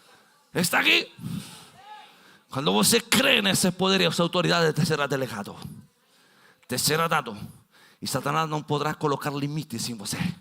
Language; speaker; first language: Portuguese; non-native, fluent; Spanish